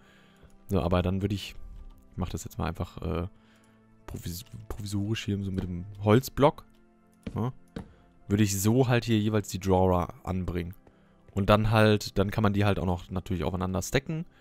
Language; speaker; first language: German; native; German